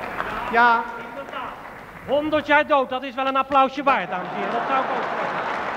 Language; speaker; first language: Dutch; native; Dutch